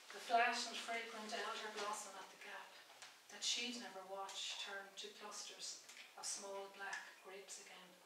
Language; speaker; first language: English; native; English